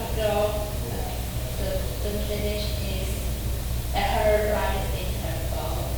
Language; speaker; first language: English; non-native, learner; Chinese